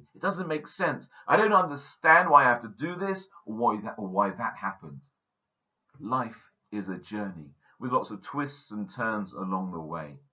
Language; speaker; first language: English; native; English